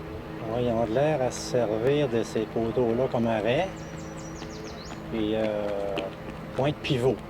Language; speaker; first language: French; native; French